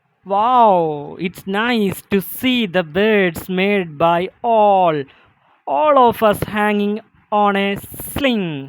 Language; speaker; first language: English; non-native, local second language; Malayalam